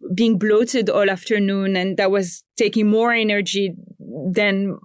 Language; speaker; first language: English; non-native, fluent; French